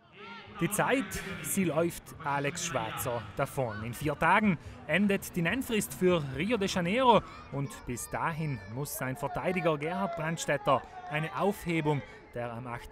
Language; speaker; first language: German; native; German